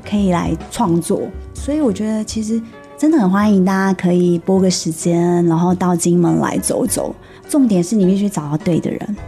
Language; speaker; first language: Chinese; native; Chinese